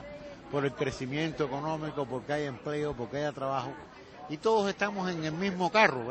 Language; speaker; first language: Spanish; native; Spanish